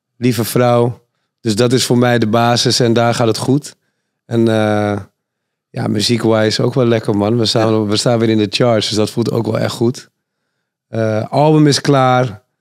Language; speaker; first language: Dutch; native; Dutch